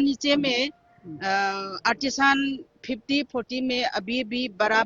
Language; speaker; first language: Hindi; non-native, local second language; Manipuri